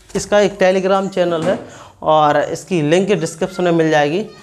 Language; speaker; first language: Hindi; native; Hindi